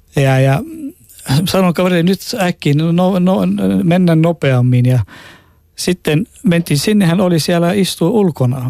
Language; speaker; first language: Finnish; non-native, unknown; Arabic